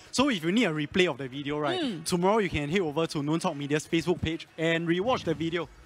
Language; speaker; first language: English; non-native, local second language; Chinese